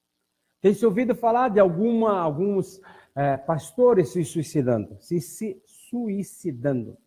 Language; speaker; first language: Portuguese; native; Portuguese